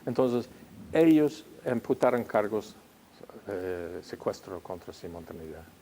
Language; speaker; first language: Spanish; non-native, fluent; English